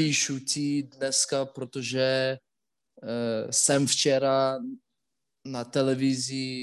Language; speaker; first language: Czech; non-native, learner; Russian